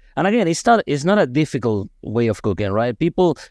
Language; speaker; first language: English; non-native, fluent; Spanish